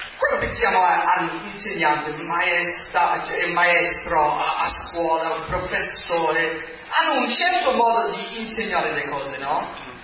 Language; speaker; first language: Italian; non-native, fluent; English